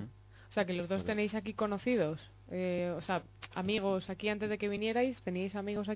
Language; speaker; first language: Spanish; native; Spanish